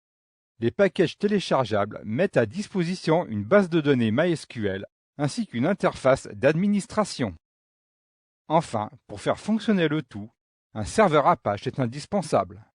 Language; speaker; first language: French; native; French